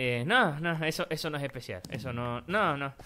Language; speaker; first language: Spanish; native; Spanish